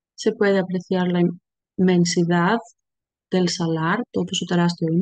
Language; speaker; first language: Spanish; non-native, fluent; Greek